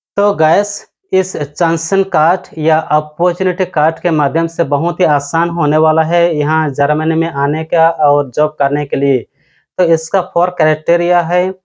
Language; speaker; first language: Hindi; non-native, local second language; Odia